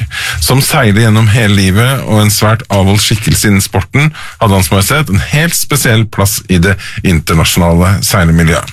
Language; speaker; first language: Norwegian; native; Norwegian